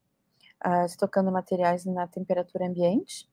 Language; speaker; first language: French; non-native, fluent; Portuguese